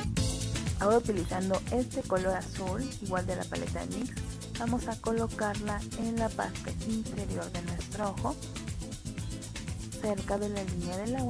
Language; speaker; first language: Spanish; native; Spanish